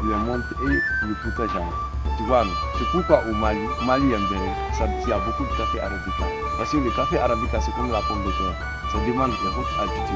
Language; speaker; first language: French; non-native, local second language; Fula